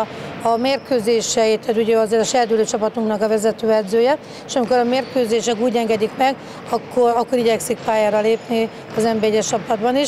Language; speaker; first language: Hungarian; native; Hungarian